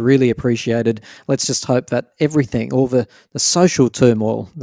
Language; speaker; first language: English; native; English